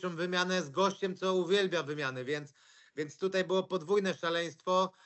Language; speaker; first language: Polish; native; Polish